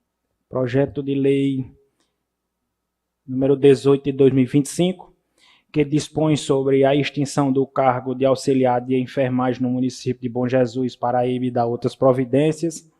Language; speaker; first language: Portuguese; native; Portuguese